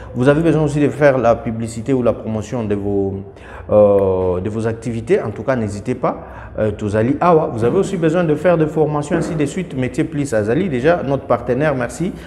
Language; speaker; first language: French; non-native, local second language; Lingala